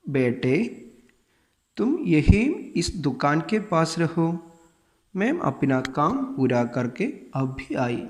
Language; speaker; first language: Urdu; non-native, local second language; Malayalam